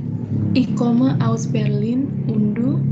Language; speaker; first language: German; non-native, learner; Indonesian